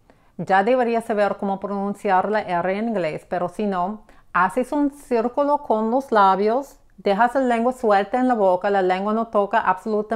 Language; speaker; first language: Spanish; non-native, fluent; English